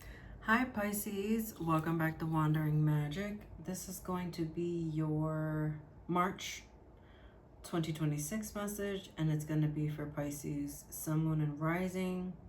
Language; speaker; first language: English; native; English